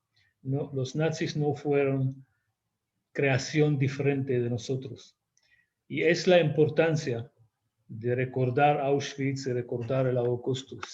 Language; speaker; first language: Spanish; non-native, fluent; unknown